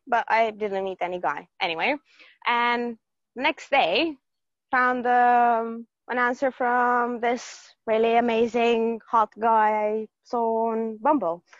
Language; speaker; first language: English; non-native, fluent; Romanian